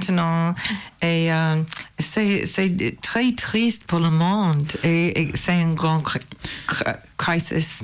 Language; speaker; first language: French; non-native, learner; English